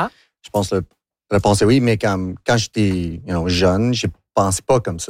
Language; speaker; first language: French; non-native, local second language; English